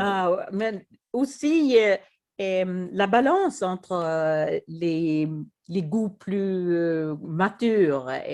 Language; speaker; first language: French; non-native, fluent; Swedish